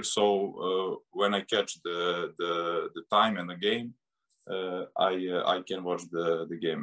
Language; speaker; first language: English; non-native, learner; Serbian